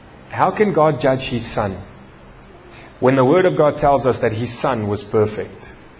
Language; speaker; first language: English; non-native, local second language; Afrikaans